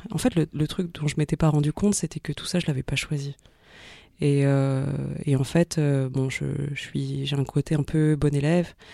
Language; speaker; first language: French; native; French